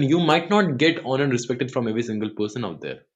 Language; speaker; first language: English; non-native, local second language; Hindi